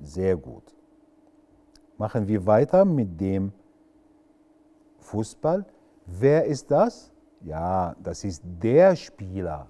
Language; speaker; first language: German; non-native, fluent; Arabic